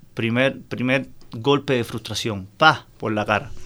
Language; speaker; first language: Spanish; native; Spanish